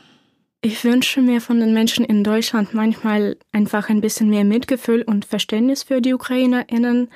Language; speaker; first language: German; non-native, fluent; Ukrainian